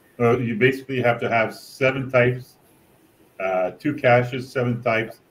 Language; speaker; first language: English; native; English